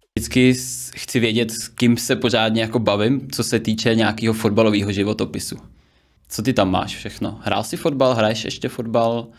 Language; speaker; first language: Czech; native; Czech